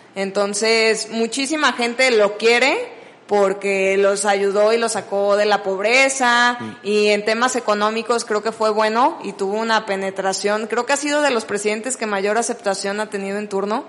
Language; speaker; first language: Spanish; native; Spanish